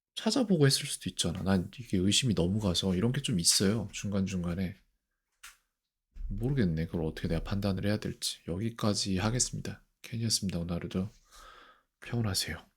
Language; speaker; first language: Korean; native; Korean